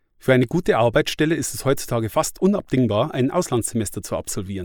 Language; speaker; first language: German; native; German